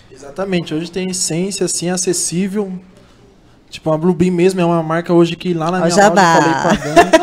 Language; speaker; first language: Portuguese; native; Portuguese